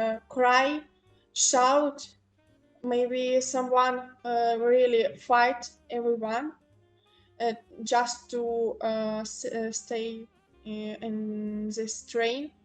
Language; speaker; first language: English; non-native, local second language; Ukrainian